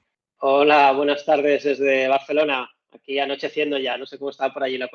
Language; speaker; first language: Spanish; native; Spanish